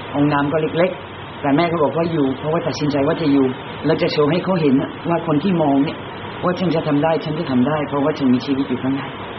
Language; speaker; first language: Thai; non-native, fluent; French